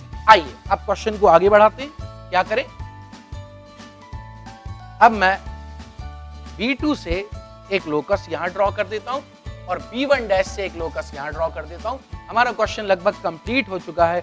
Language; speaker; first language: Hindi; native; Hindi